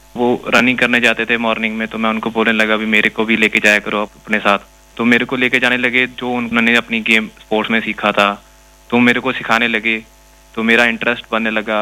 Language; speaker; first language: Hindi; non-native, local second language; Punjabi